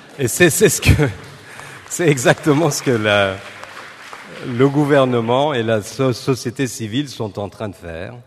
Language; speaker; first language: French; non-native, fluent; Turkish